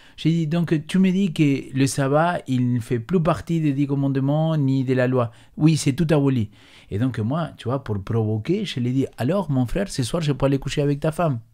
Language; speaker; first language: French; non-native, fluent; Spanish